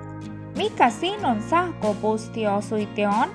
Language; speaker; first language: Finnish; non-native, learner; Bangla